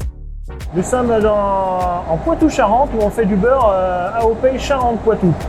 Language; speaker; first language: French; native; French